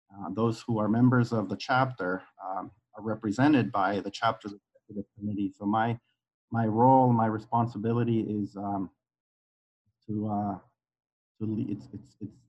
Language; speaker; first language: English; non-native, fluent; Spanish